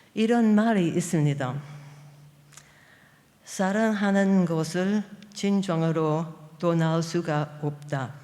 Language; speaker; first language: Korean; non-native, fluent; English